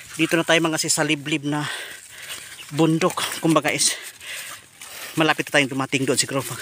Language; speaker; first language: Filipino; non-native, local second language; Iloko